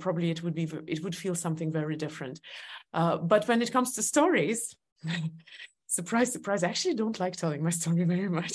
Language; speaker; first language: English; non-native, fluent; Estonian